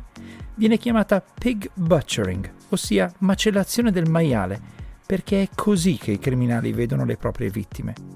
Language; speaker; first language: Italian; native; Italian